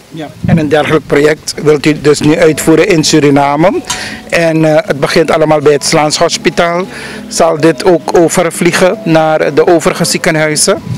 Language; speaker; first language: Dutch; native; Dutch